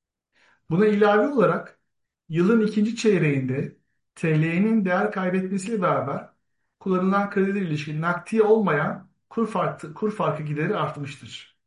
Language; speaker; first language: Turkish; native; Turkish